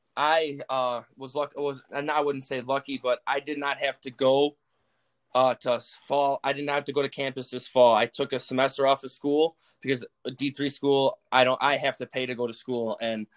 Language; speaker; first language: English; native; English